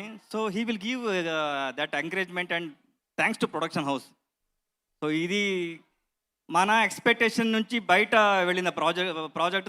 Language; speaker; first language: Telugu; non-native, learner; Kannada